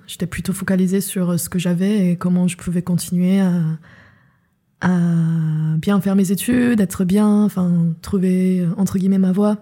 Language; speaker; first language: French; non-native, fluent; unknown